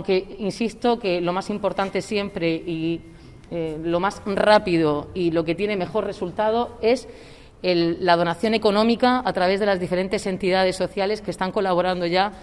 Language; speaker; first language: Spanish; native; Spanish